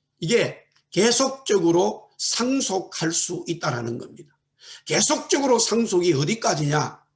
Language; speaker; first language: Korean; native; Korean